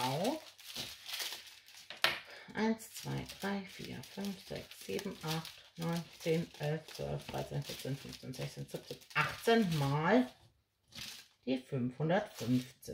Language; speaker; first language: German; native; German